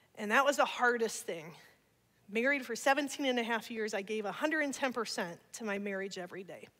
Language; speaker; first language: English; native; English